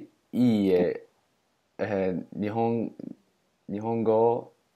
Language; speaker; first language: Japanese; non-native, learner; English